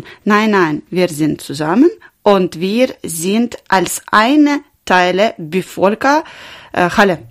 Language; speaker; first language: German; non-native, learner; Ukrainian